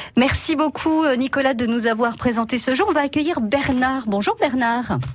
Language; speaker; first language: French; native; French